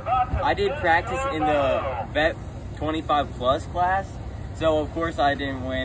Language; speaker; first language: English; native; English